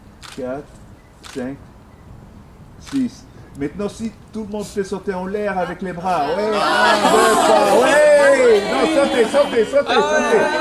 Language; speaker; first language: French; native; French